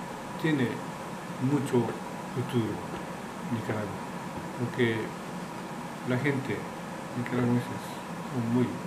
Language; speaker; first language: Spanish; non-native, learner; Japanese